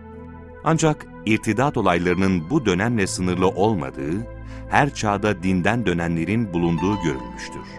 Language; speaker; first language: Turkish; native; Turkish